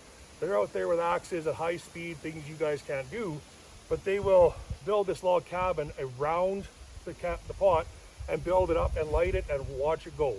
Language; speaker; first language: English; native; English